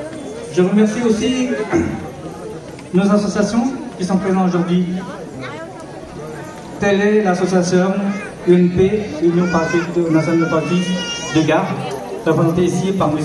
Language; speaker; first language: French; early bilingual, other home language; Hmong